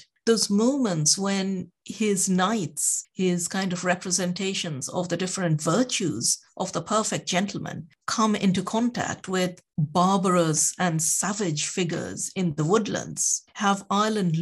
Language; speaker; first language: English; non-native, local second language; Bangla